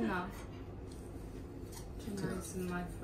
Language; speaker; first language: English; non-native, learner; Chinese